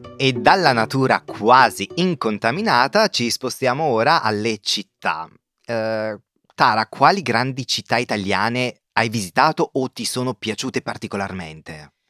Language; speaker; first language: Italian; native; Italian